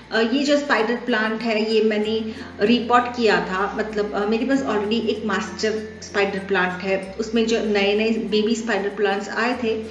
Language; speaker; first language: Hindi; non-native, local second language; Marathi